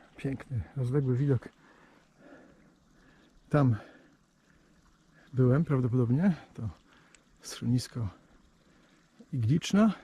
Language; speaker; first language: Polish; native; Polish